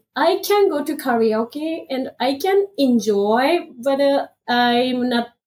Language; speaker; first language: English; non-native, fluent; Japanese